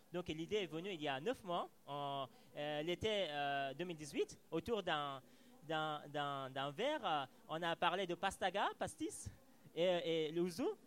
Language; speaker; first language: French; non-native, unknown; Persian